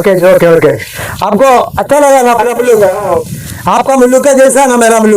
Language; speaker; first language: Hindi; non-native, local second language; Malayalam